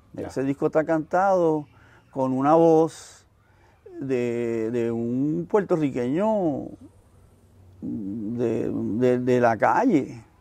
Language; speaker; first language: Spanish; native; Spanish